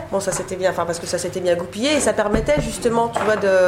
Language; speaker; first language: French; native; French